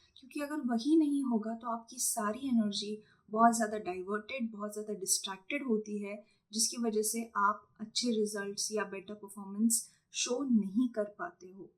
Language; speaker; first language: Hindi; non-native, local second language; Marathi